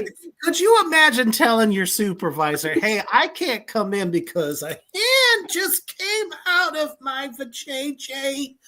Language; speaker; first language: English; native; English